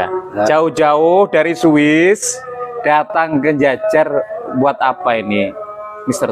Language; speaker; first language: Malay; non-native, local second language; Javanese